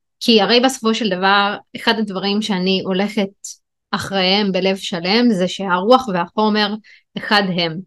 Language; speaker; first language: Hebrew; non-native, local second language; Arabic